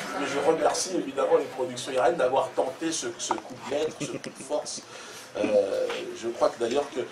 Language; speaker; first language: French; native; French